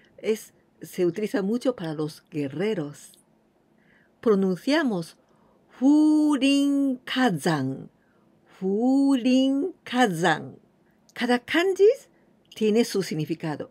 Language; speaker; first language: Spanish; non-native, fluent; Japanese